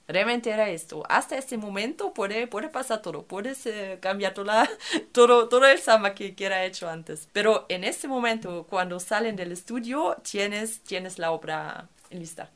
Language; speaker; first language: Spanish; non-native, fluent; German